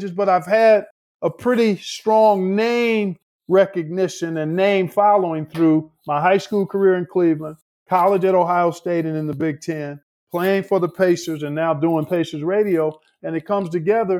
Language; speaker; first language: English; native; English